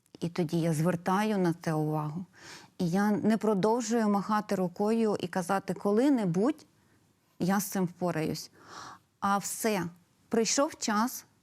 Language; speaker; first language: Ukrainian; native; Ukrainian